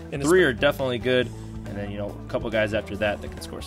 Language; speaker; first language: English; native; English